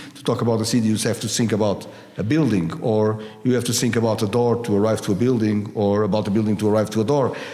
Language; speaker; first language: English; non-native, fluent; Portuguese